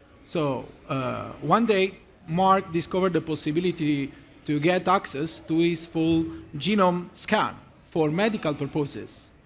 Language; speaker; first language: English; non-native, fluent; Italian